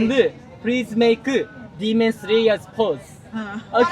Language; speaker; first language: English; non-native, learner; Japanese